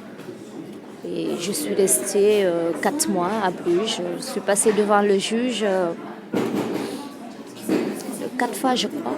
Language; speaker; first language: French; non-native, local second language; Fula